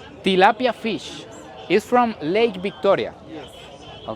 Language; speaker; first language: English; non-native, learner; Spanish